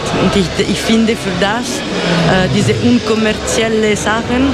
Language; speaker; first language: German; non-native, local second language; Italian